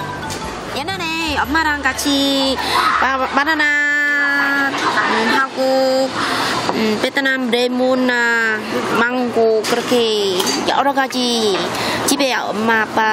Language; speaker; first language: Korean; non-native, learner; Vietnamese